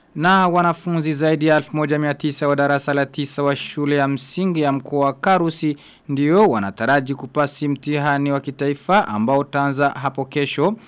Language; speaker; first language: Swahili; non-native, local second language; Rundi